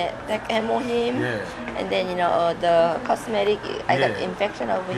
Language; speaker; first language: English; non-native, learner; Korean